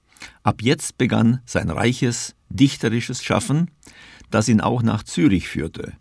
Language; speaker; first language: German; native; German